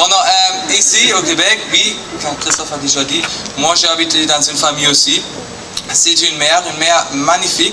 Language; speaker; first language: French; non-native, learner; German